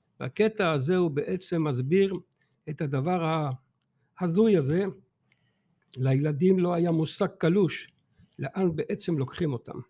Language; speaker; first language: Hebrew; non-native, fluent; French